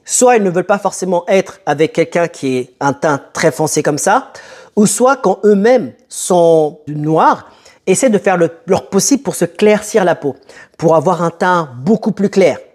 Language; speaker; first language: French; early bilingual, other home language; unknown